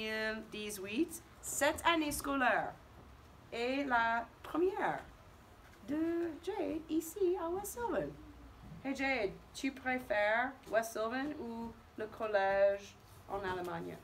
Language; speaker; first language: French; non-native, fluent; English